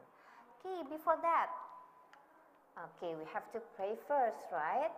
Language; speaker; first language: English; non-native, learner; Indonesian